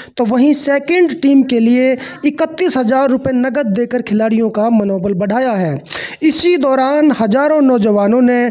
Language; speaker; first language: Hindi; native; Hindi